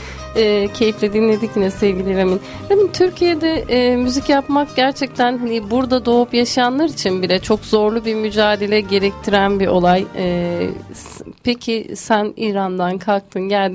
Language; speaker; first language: Turkish; native; Turkish